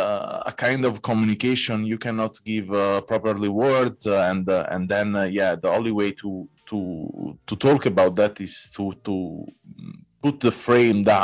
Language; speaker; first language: English; non-native, learner; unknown